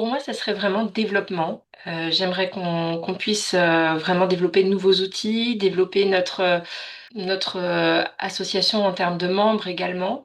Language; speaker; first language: French; native; French